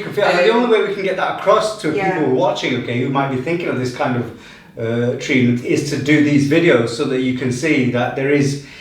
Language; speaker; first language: English; native; English